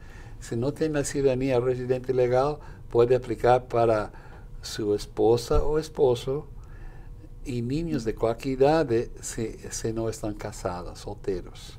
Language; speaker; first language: Spanish; non-native, fluent; Portuguese